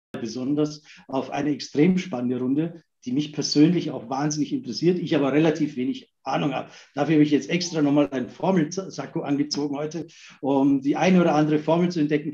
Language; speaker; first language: German; native; German